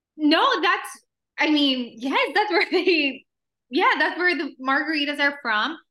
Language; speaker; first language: English; early bilingual, other home language; Spanish